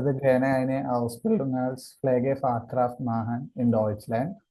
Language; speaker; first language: German; non-native, learner; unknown